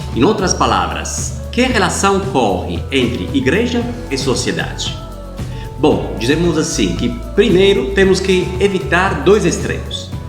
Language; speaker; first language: Portuguese; non-native, fluent; Italian